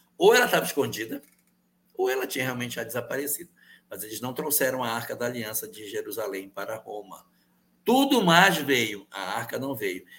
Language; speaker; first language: Portuguese; native; Portuguese